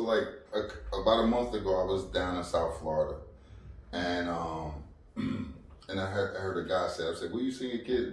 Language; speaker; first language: English; native; English